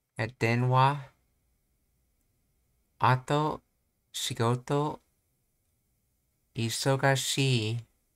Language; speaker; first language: Japanese; non-native, learner; English